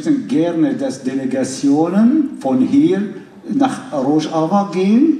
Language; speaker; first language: German; non-native, fluent; Arabic